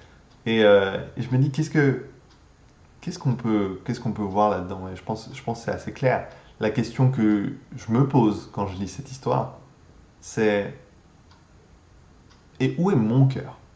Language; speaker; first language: French; native; French